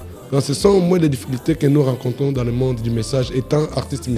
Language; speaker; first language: French; non-native, local second language; Lingala